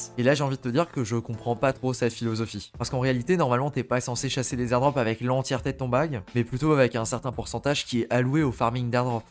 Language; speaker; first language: French; native; French